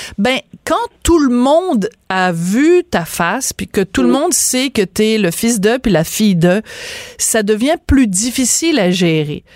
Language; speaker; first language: French; native; French